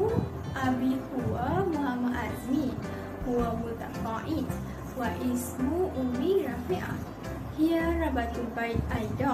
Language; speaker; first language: Arabic; non-native, learner; Malay